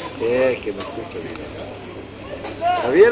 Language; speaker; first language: Spanish; non-native, learner; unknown